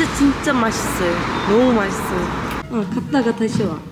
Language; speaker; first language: Korean; non-native, fluent; Turkish